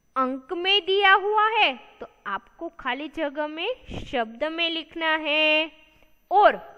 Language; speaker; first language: Hindi; non-native, local second language; Gujarati